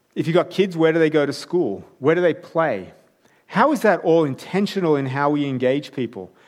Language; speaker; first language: English; native; English